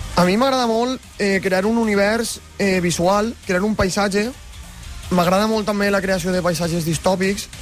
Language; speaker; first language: Catalan; native; Catalan